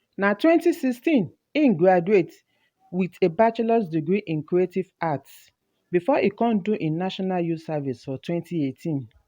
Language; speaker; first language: Nigerian Pidgin; native; Nigerian Pidgin